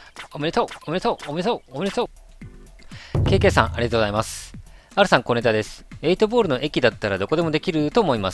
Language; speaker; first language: Japanese; native; Japanese